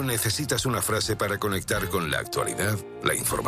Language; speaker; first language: Spanish; native; Spanish